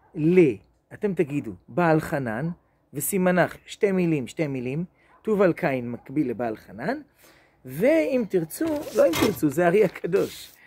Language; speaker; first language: Hebrew; native; Hebrew